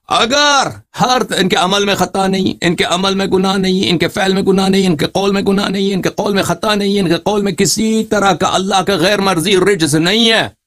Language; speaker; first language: Urdu; non-native, fluent; Persian